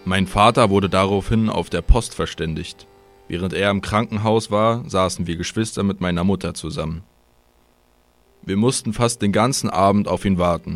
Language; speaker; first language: German; native; German